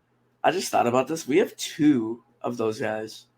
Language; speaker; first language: English; native; English